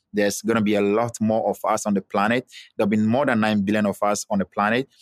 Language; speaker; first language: English; non-native, local second language; Ewe